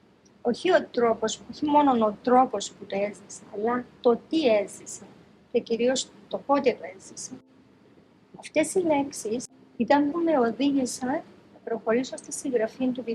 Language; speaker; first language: Greek; native; Greek